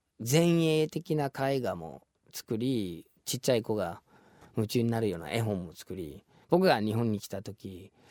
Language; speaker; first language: Japanese; non-native, fluent; English